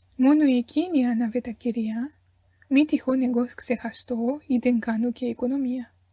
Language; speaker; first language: Greek; non-native, fluent; Romanian